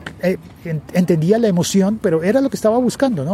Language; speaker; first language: Spanish; native; Spanish